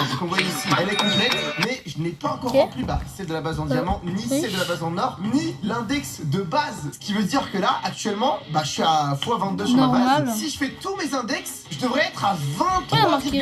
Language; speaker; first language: French; native; French